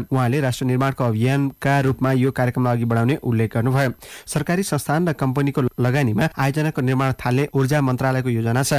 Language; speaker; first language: Nepali; native; Nepali